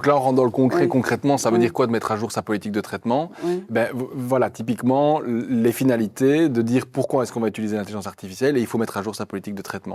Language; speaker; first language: French; native; French